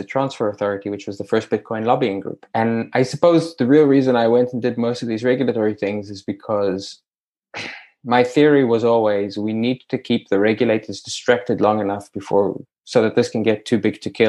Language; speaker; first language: English; native; English